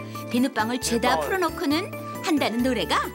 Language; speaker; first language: Korean; native; Korean